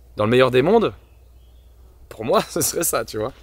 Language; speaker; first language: French; native; French